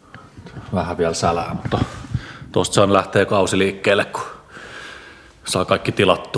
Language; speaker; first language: Finnish; native; Finnish